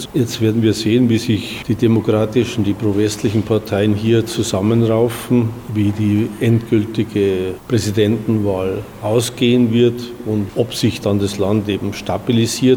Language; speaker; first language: German; native; German